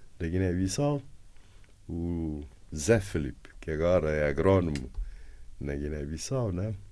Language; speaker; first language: Portuguese; non-native, local second language; Kabuverdianu